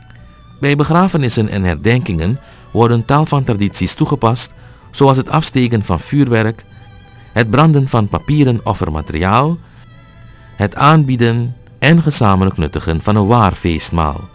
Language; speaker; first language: Dutch; native; Dutch